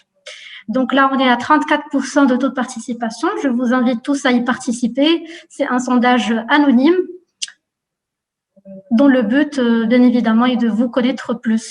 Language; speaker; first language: French; non-native, local second language; Arabic